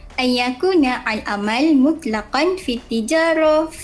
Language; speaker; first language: Arabic; non-native, learner; Malay